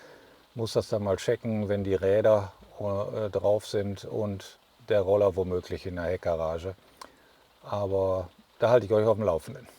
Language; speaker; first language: German; native; German